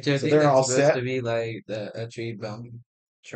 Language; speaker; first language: English; native; English